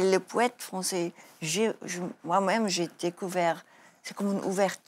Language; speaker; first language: French; non-native, learner; Afrikaans